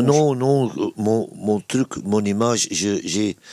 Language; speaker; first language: French; non-native, local second language; Dutch